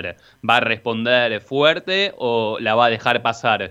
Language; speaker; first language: Spanish; native; Spanish